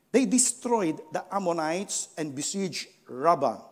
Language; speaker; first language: English; non-native, local second language; Filipino